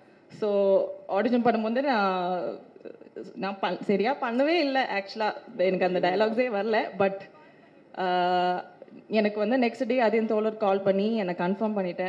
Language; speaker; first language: Tamil; non-native, learner; Malayalam